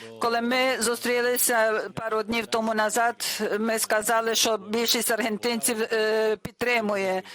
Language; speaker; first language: Ukrainian; early bilingual, heritage; Ukrainian